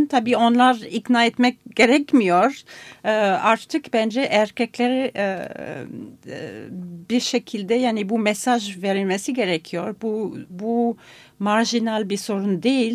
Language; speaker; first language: Turkish; non-native, fluent; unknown